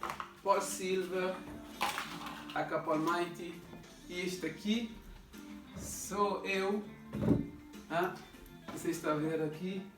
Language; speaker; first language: Portuguese; non-native, local second language; Kabuverdianu